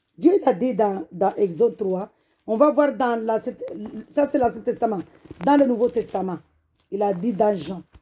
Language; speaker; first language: French; non-native, local second language; Comorian